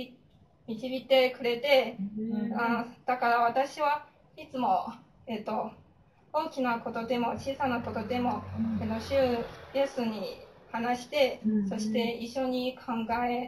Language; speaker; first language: Japanese; non-native, fluent; Chinese